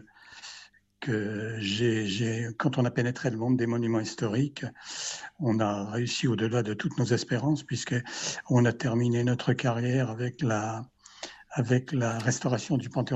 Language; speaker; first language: French; native; French